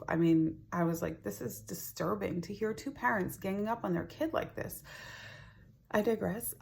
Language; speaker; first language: English; native; English